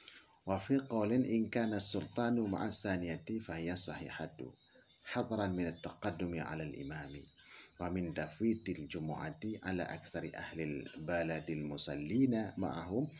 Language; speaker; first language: Arabic; non-native, fluent; Achinese